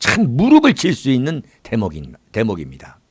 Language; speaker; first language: Korean; native; Korean